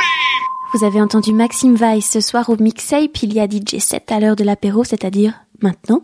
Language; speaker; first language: French; native; French